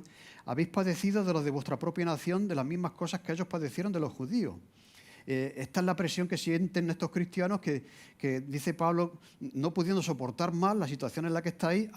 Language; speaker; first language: Spanish; native; Spanish